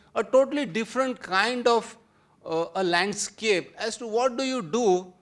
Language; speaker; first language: English; non-native, local second language; Marathi